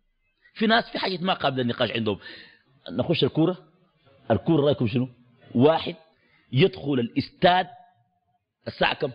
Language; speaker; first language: Arabic; native; Arabic